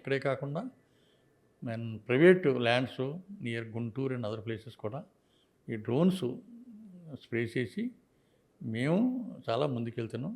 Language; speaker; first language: Telugu; native; Telugu